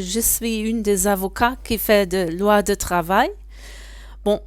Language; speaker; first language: French; non-native, learner; German